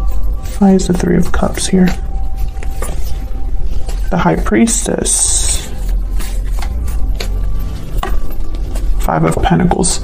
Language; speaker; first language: English; native; English